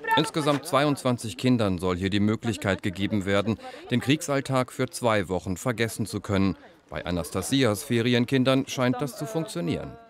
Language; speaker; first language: German; native; German